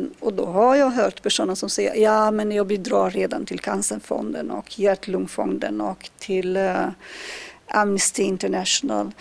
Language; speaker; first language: Swedish; non-native, fluent; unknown